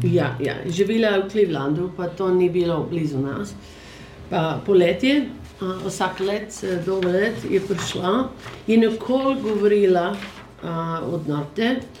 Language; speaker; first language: Slovenian; early bilingual, heritage; Slovenian